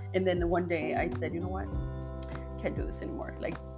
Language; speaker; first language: English; early bilingual, other home language; Spanish